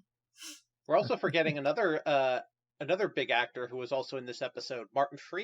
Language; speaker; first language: English; native; English